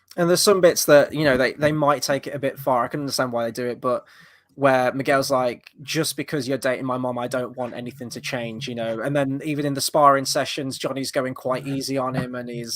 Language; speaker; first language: English; native; English